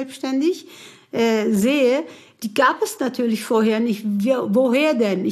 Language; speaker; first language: German; early bilingual, other home language; Turkish